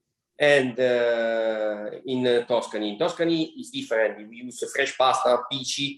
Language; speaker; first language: English; non-native, learner; Italian